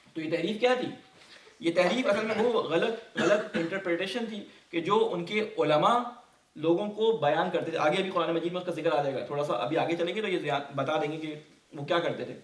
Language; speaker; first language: Urdu; native; Urdu